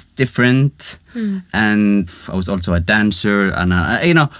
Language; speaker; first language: English; non-native, fluent; Icelandic